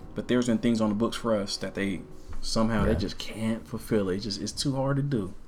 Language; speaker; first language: English; native; English